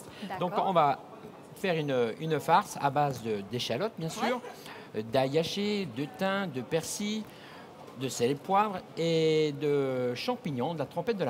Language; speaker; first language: French; native; French